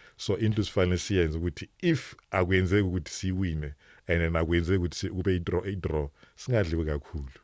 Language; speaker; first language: Zulu; non-native, local second language; Northern Sotho